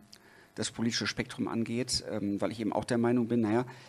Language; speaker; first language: German; native; German